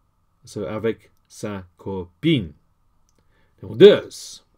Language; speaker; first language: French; non-native, learner; English